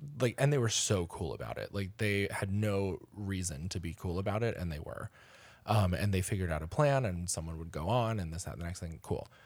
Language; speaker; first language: English; native; English